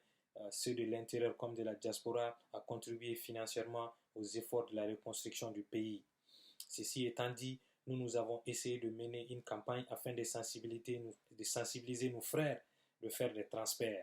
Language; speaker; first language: French; non-native, local second language; Bambara